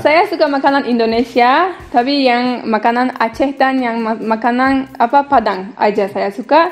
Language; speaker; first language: Indonesian; non-native, fluent; Turkish